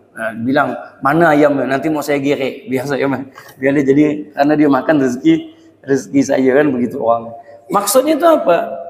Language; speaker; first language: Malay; native; Malay